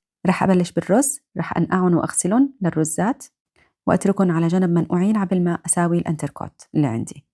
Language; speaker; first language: Arabic; native; Arabic